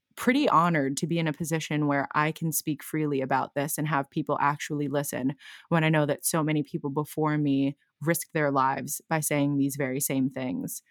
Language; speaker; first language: English; native; English